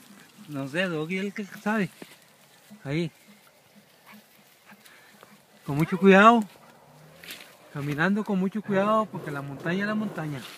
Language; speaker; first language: Spanish; native; Spanish